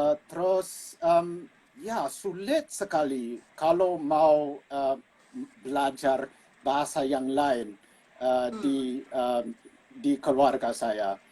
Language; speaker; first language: Indonesian; non-native, fluent; English